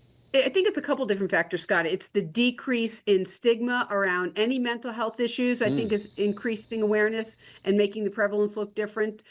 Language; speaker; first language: English; native; English